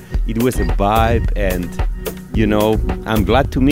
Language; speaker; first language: English; non-native, fluent; Spanish